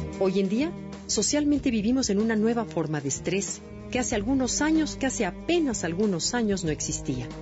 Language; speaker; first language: Spanish; native; Spanish